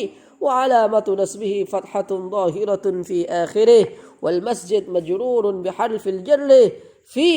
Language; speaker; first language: Arabic; non-native, fluent; Indonesian